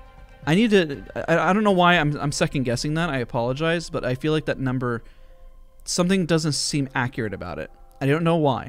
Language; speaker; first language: English; native; English